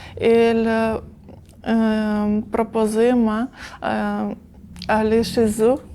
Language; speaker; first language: French; non-native, learner; Ukrainian